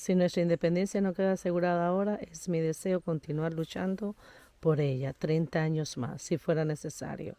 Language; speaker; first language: Spanish; native; Spanish